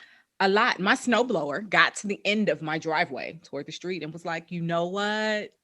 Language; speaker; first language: English; native; English